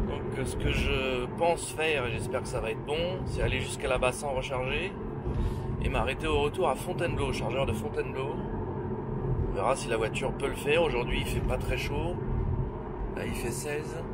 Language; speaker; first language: French; native; French